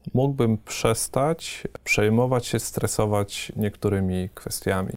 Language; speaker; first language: Polish; native; Polish